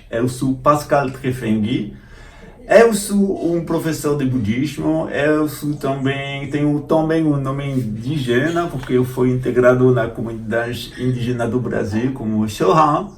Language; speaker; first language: Portuguese; non-native, fluent; French